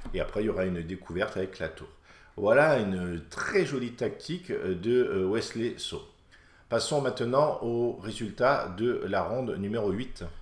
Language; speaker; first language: French; native; French